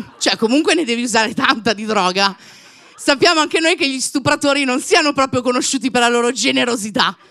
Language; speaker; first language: Italian; native; Italian